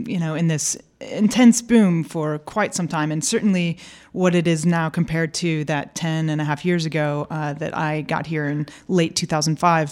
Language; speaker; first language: English; native; English